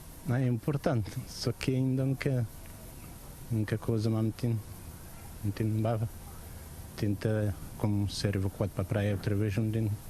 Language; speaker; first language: Portuguese; non-native, learner; Kabuverdianu